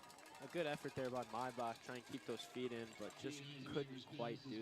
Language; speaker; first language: English; native; English